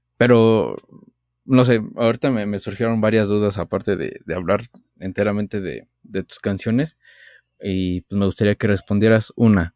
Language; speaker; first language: Spanish; native; Spanish